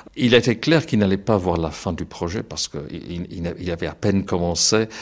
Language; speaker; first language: French; non-native, fluent; English